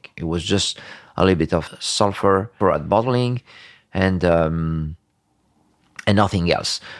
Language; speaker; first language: English; early bilingual, other home language; French